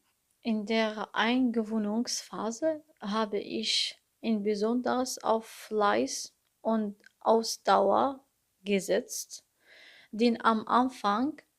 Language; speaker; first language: German; non-native, learner; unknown